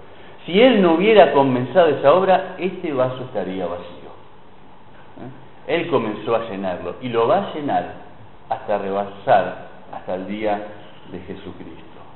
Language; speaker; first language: Spanish; native; Spanish